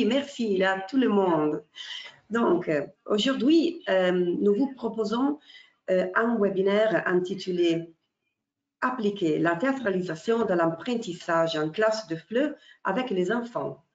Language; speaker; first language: French; non-native, fluent; Italian